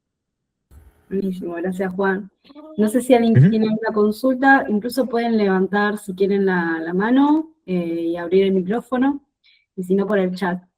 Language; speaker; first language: Spanish; native; Spanish